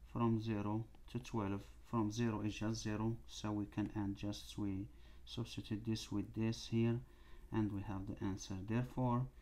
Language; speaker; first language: English; non-native, fluent; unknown